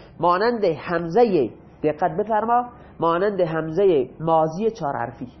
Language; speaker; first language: Persian; non-native, local second language; Baluchi